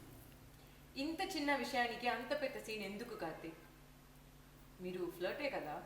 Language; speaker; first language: Telugu; non-native, learner; Tamil